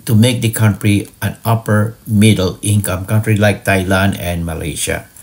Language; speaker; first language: English; non-native, local second language; Filipino